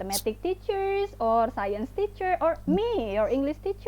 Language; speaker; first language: English; non-native, fluent; Indonesian